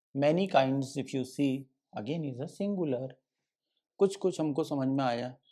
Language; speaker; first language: Hindi; native; Hindi